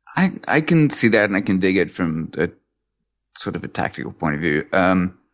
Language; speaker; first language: English; native; English